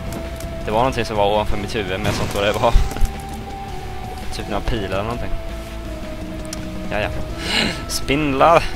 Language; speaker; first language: Swedish; native; Swedish